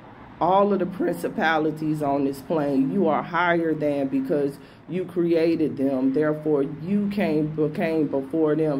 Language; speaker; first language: English; native; English